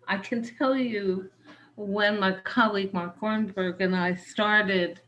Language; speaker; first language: English; native; English